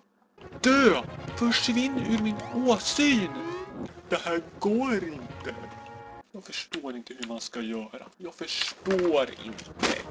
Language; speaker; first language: Swedish; native; Swedish